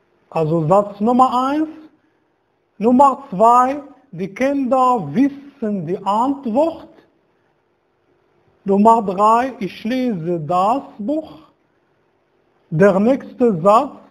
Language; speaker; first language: German; non-native, fluent; Arabic